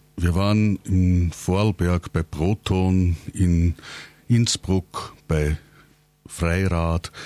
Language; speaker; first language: German; native; German